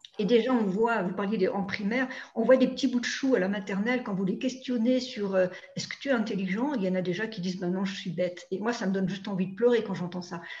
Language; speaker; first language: French; native; French